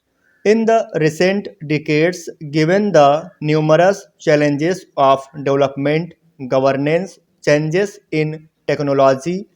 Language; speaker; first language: English; non-native, local second language; Hindi